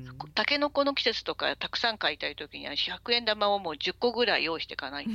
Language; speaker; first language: Japanese; native; Japanese